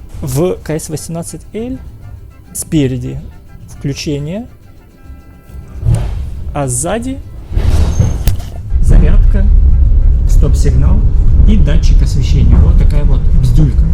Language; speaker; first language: Russian; native; Russian